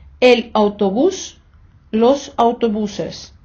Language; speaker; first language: Spanish; non-native, fluent; Ukrainian